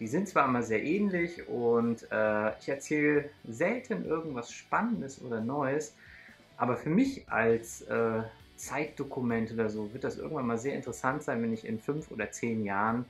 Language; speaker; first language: German; native; German